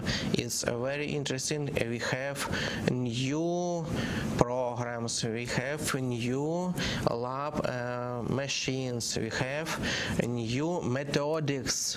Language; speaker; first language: English; non-native, learner; Ukrainian